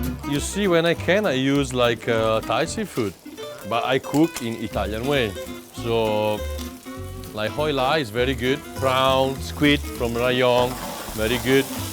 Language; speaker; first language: English; non-native, fluent; Italian